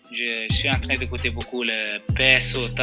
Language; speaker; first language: French; non-native, fluent; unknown